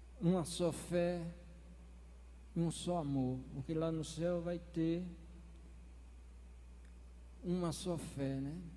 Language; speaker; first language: Portuguese; native; Portuguese